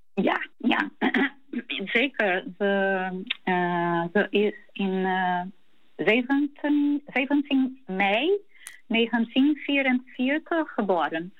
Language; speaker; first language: Dutch; non-native, learner; Portuguese